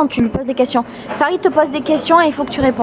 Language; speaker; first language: French; native; French